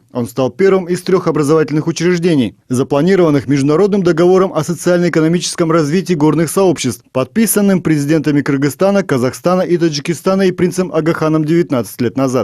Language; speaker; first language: Russian; native; Russian